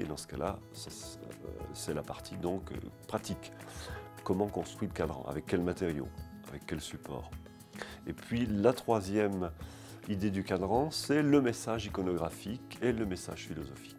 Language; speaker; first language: French; native; French